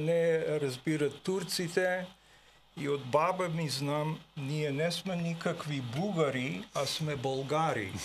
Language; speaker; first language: Bulgarian; early bilingual, heritage; Bulgarian